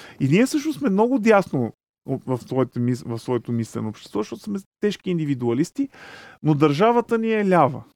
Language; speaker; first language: Bulgarian; native; Bulgarian